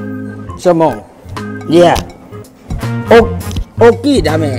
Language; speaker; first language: Japanese; non-native, learner; Thai